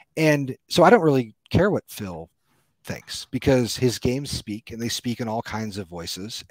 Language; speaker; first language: English; native; English